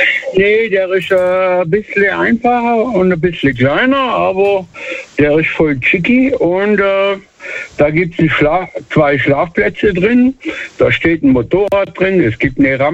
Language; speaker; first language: German; native; German